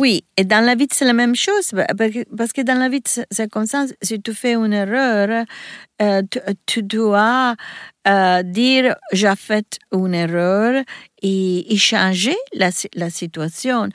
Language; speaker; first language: French; non-native, learner; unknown